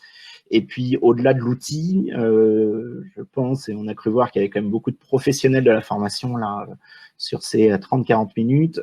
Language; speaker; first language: French; native; French